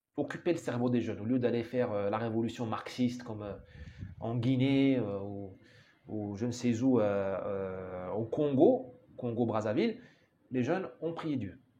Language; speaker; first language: French; non-native, local second language; Arabic